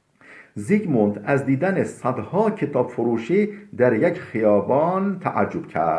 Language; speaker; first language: Persian; non-native, fluent; Turkish